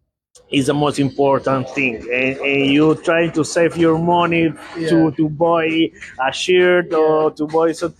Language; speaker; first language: English; non-native, learner; Spanish